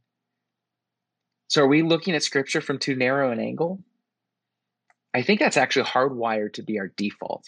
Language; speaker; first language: English; native; English